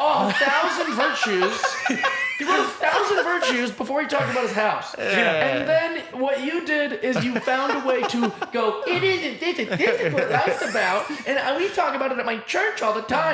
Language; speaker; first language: English; native; English